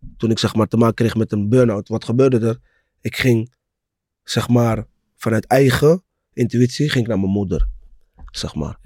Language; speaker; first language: Dutch; native; Dutch